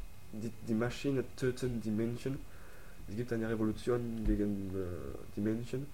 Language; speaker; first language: German; non-native, learner; French